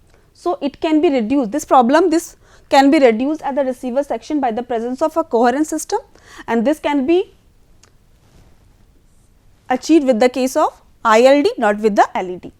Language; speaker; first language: English; non-native, local second language; Hindi